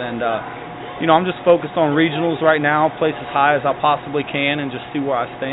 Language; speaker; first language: English; native; English